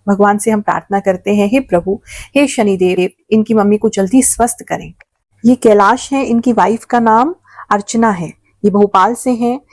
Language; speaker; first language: Hindi; native; Hindi